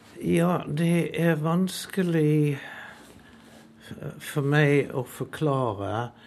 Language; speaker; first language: Norwegian; non-native, fluent; English